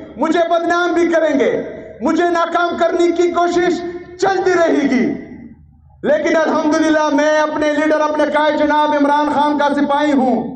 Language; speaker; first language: Urdu; non-native, local second language; Pashto